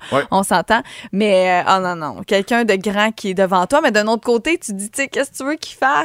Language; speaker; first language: French; native; French